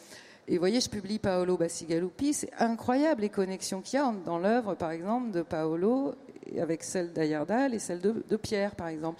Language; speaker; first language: French; native; French